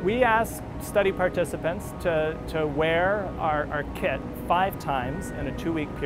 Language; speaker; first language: English; native; English